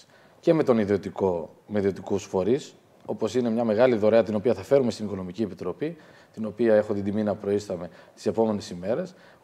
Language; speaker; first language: Greek; native; Greek